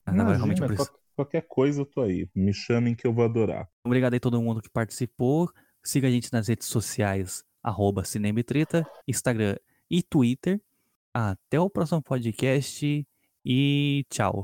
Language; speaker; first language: Portuguese; native; Portuguese